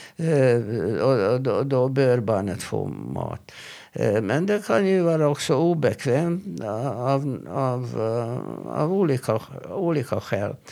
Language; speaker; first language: Swedish; non-native, fluent; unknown